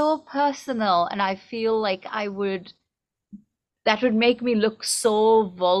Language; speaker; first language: English; non-native, local second language; Tamil